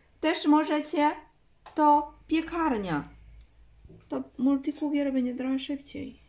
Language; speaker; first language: Polish; non-native, learner; Chinese